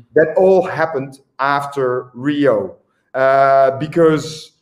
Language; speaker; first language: English; non-native, fluent; Dutch